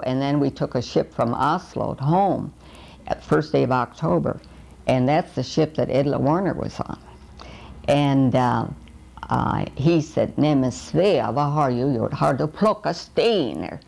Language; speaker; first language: English; early bilingual, other home language; Swedish